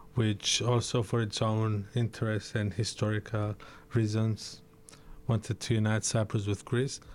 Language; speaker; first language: English; early bilingual, other home language; Greek